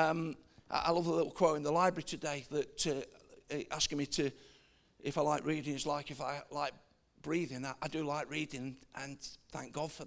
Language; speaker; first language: English; native; English